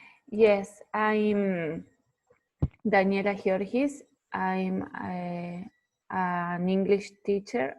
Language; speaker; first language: English; non-native, fluent; Spanish